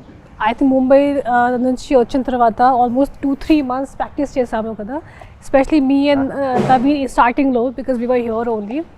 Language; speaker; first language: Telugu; non-native, fluent; Hindi